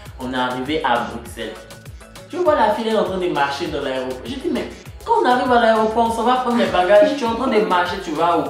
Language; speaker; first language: French; native; French